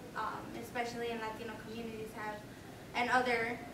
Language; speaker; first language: English; native; English